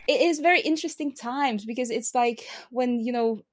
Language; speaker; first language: English; non-native, fluent; Lithuanian